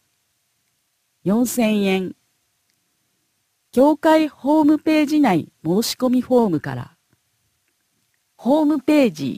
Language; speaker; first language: Japanese; native; Japanese